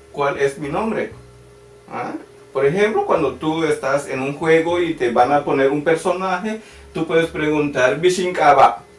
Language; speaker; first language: Spanish; non-native, local second language; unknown